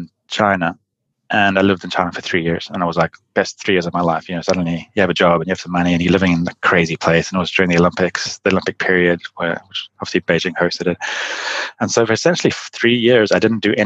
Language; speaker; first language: English; native; English